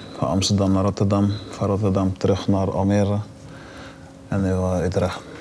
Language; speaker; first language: Dutch; native; Dutch